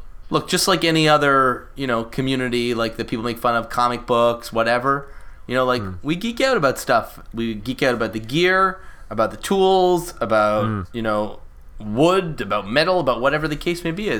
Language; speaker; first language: English; native; English